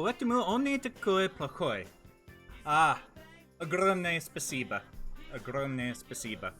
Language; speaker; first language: Russian; non-native, learner; English